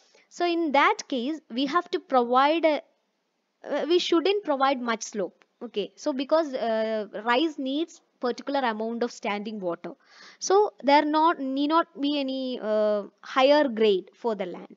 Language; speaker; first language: English; non-native, local second language; Malayalam